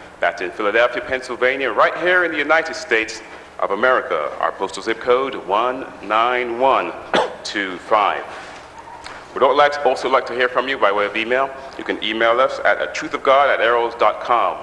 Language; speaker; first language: English; native; English